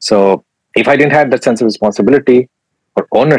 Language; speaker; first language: English; non-native, local second language; Urdu